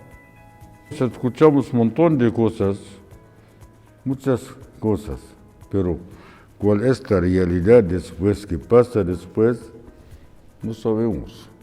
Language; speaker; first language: Spanish; non-native, fluent; Arabic